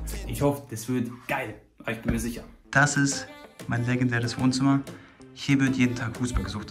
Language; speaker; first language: German; native; German